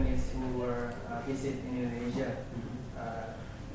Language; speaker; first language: English; non-native, learner; Indonesian